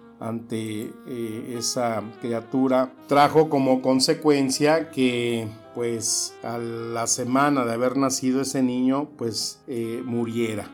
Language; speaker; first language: Spanish; native; Spanish